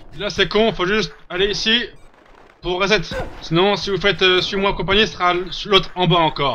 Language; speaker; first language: French; native; French